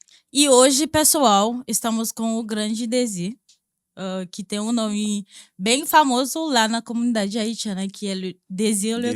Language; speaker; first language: Portuguese; non-native, fluent; Haitian Creole